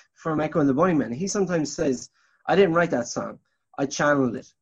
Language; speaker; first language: English; native; English